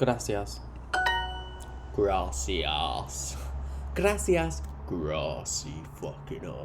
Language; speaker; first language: Spanish; non-native, learner; English